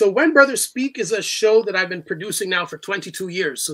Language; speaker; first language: English; native; English